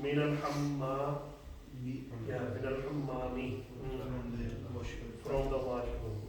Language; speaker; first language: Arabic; non-native, fluent; Urdu